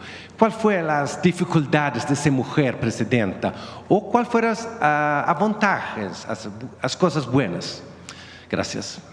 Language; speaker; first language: Spanish; non-native, fluent; Swedish